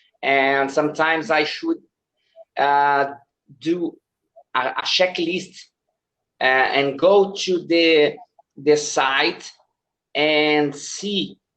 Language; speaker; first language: English; non-native, learner; Portuguese